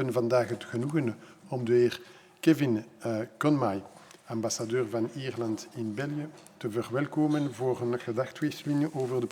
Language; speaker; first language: Dutch; non-native, local second language; French